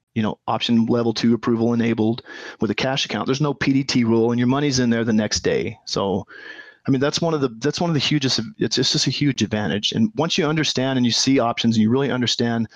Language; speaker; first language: English; native; English